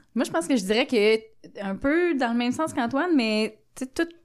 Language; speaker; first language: French; non-native, fluent; Spanish